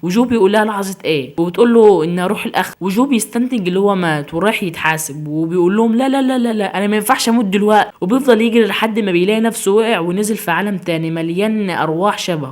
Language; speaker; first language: Arabic; native; Arabic